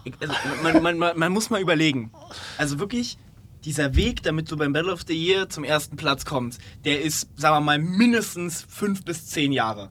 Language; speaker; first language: German; native; German